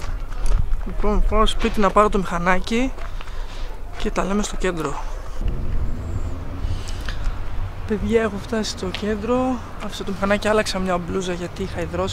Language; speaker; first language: Greek; native; Greek